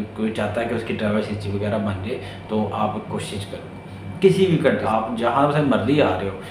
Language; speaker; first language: Urdu; non-native, local second language; Punjabi